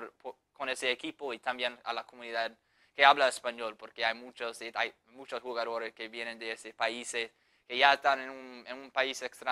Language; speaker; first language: Spanish; non-native, fluent; English